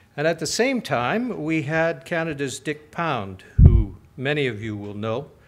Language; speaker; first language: English; native; English